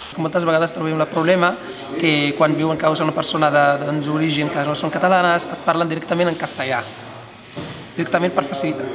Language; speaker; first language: Catalan; non-native, fluent; Arabic